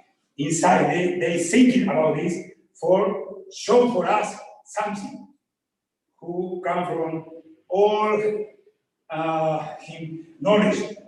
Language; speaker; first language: English; non-native, learner; Spanish